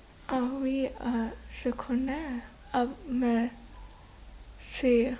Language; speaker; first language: French; non-native, learner; German